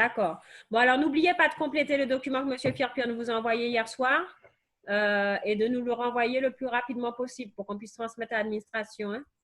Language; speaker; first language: French; native; French